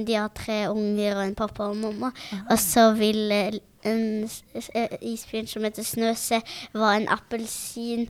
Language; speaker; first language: Norwegian; early bilingual, other home language; French